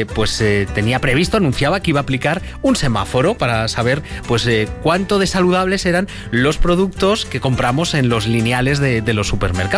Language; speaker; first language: Spanish; native; Spanish